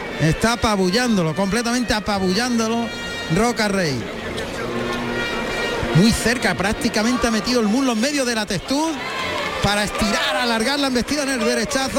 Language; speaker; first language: Spanish; native; Spanish